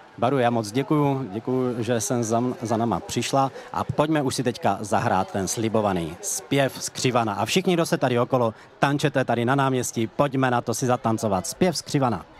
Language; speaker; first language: Czech; native; Czech